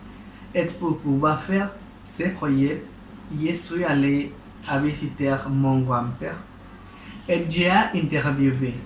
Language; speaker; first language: French; non-native, learner; Spanish